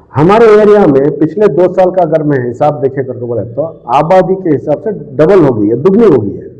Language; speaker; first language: Hindi; non-native, local second language; Urdu